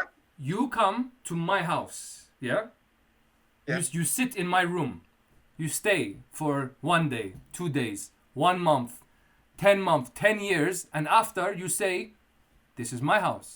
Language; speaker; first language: English; non-native, fluent; Kurdish